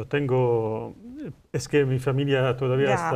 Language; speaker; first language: Spanish; non-native, learner; Arabic